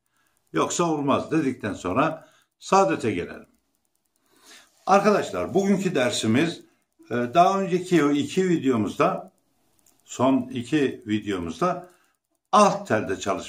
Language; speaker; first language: Turkish; native; Turkish